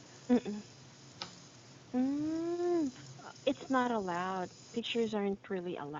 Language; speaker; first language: English; non-native, fluent; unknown